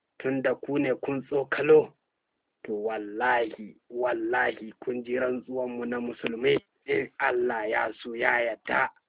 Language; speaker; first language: Hausa; non-native, local second language; Fula